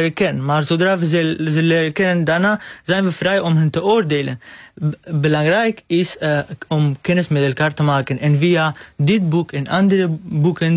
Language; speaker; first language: Dutch; non-native, fluent; Arabic